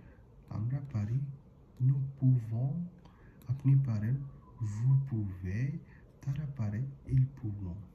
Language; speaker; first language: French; non-native, learner; Bangla